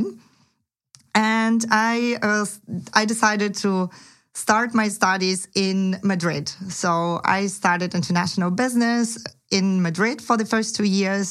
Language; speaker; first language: English; non-native, fluent; Ukrainian